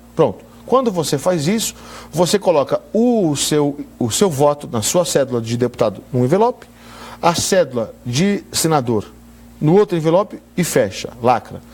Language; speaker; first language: Portuguese; native; Portuguese